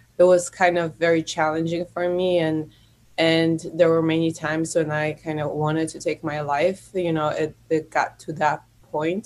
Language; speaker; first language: English; non-native, fluent; Polish